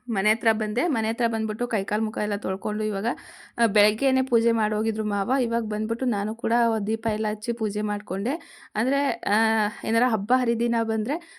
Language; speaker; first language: Kannada; non-native, local second language; Lambadi